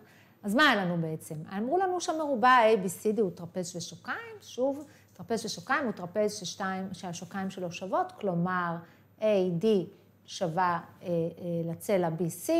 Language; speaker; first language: Hebrew; native; Hebrew